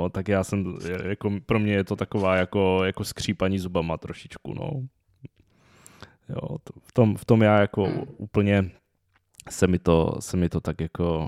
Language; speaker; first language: Czech; native; Czech